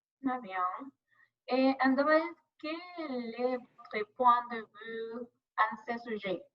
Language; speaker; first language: French; non-native, learner; Spanish